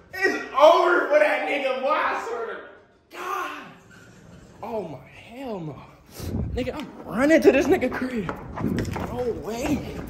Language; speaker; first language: English; native; English